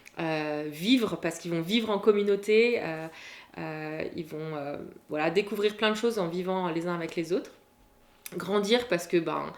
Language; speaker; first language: French; native; French